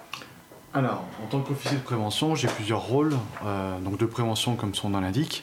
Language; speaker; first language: French; native; French